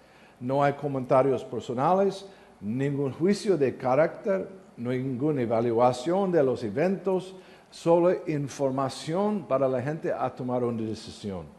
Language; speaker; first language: Spanish; non-native, learner; English